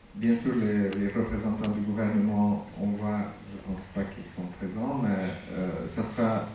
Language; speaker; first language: French; non-native, fluent; Hungarian